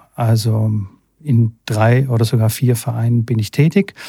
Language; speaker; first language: German; early bilingual, other home language; Bulgarian